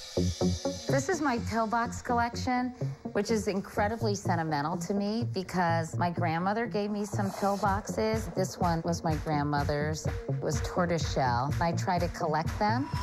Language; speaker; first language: English; native; English